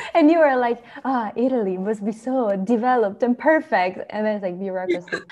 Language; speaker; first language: English; non-native, fluent; Italian